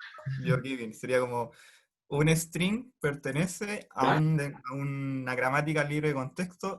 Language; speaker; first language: Spanish; native; Spanish